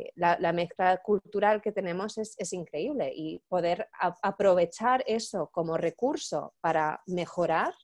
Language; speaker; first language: Spanish; native; Spanish